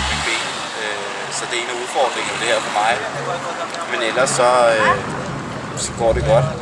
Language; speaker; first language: Danish; native; Danish